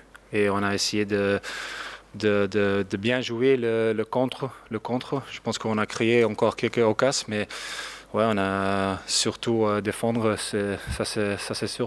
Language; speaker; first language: French; non-native, local second language; Dutch